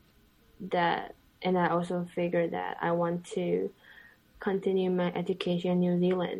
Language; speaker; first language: English; non-native, fluent; Chinese